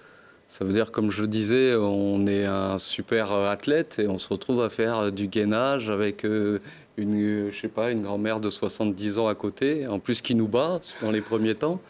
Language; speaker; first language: French; native; French